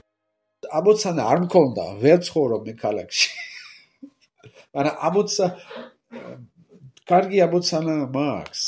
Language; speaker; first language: Georgian; non-native, learner; French